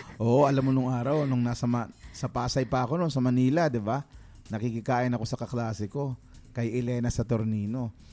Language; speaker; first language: Filipino; native; Filipino